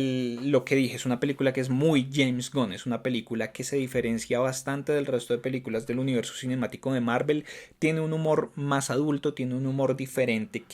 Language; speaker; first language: Spanish; native; Spanish